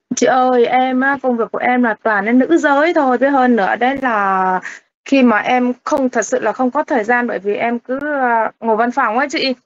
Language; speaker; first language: Vietnamese; native; Vietnamese